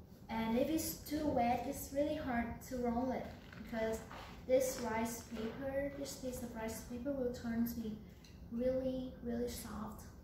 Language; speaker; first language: English; non-native, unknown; Vietnamese